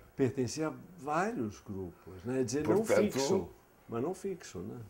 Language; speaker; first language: Portuguese; non-native, fluent; English